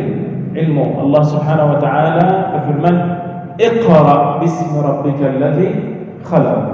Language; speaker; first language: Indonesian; non-native, learner; Arabic